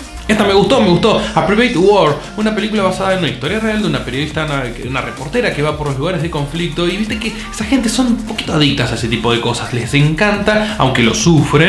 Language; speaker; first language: Spanish; native; Spanish